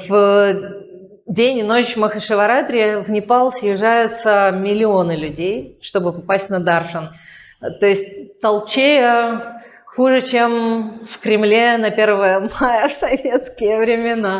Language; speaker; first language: Russian; native; Russian